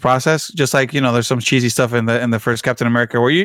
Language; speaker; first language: English; early bilingual, other home language; Spanish